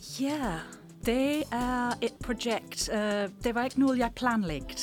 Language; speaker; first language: Danish; non-native, fluent; English